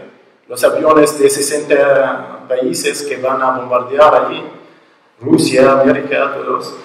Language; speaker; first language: Spanish; non-native, learner; Arabic